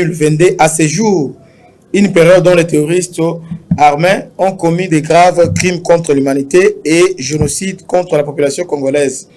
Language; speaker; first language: French; non-native, local second language; Lingala